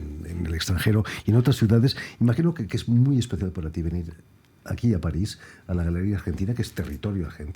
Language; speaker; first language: Spanish; native; Spanish